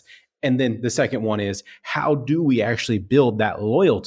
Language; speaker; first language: English; native; English